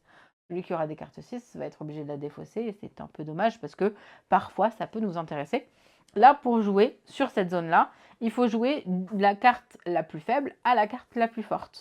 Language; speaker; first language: French; native; French